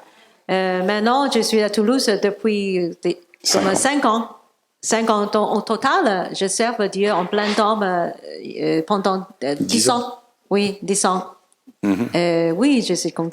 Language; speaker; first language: French; non-native, learner; Cantonese